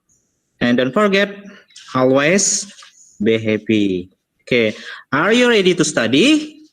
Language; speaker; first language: English; non-native, learner; Indonesian